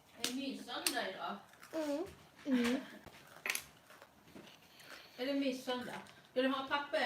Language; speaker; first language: Swedish; non-native, learner; Thai